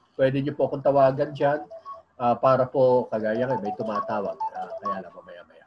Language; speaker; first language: Filipino; native; Filipino